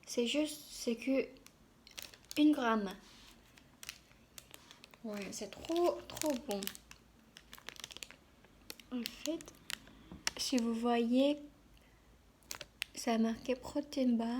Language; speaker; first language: French; non-native, learner; Korean